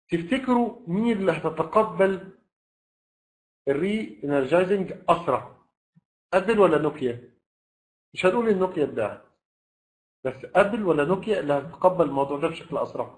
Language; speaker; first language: Arabic; native; Arabic